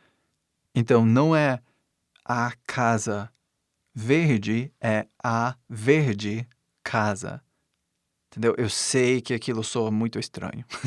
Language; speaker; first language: Portuguese; non-native, fluent; English